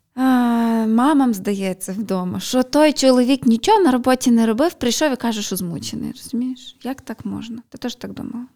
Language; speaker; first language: Ukrainian; native; Ukrainian